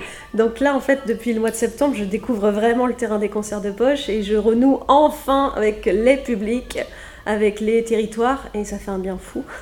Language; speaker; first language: French; native; French